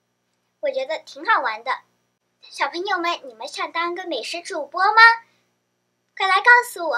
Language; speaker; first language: Chinese; early bilingual, other home language; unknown